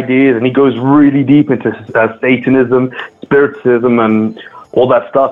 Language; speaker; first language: English; native; English